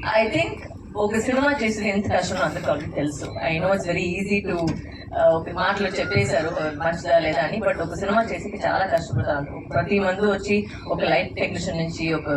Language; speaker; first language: Telugu; non-native, fluent; Tamil